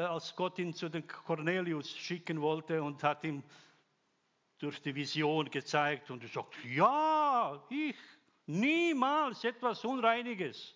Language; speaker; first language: German; non-native, fluent; Croatian